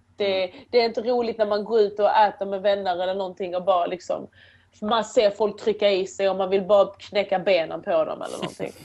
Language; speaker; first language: Swedish; early bilingual, other home language; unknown